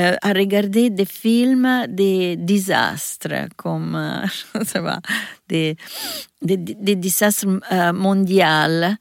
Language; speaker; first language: French; non-native, learner; Italian